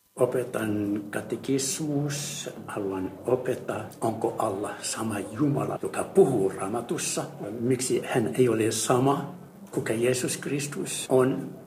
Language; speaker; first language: Finnish; non-native, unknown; Arabic